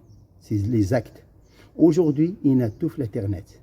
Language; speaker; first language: French; non-native, fluent; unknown